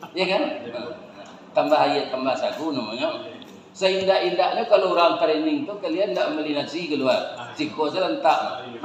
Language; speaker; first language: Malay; non-native, local second language; Minangkabau